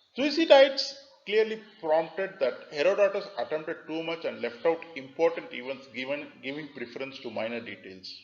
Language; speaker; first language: English; non-native, local second language; Tamil